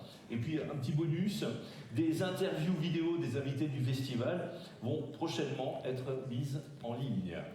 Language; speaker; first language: French; native; French